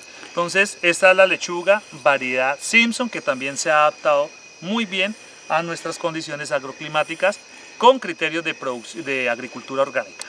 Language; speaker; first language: Spanish; native; Spanish